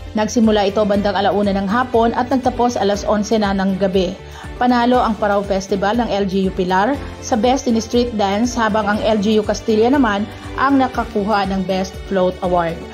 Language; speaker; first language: Filipino; non-native, local second language; Bikol